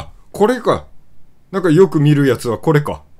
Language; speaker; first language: Japanese; native; Japanese